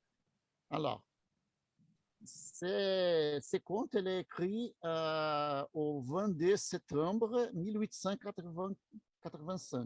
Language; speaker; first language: French; non-native, learner; Portuguese